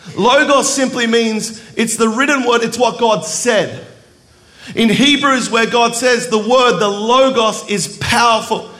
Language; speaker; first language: English; native; English